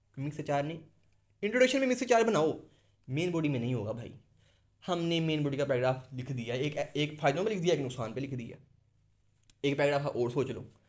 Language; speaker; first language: Urdu; non-native, local second language; Punjabi